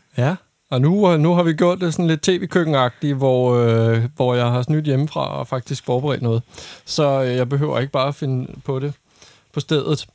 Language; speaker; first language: Danish; native; Danish